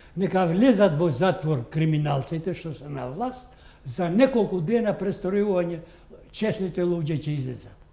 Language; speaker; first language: Macedonian; non-native, local second language; Albanian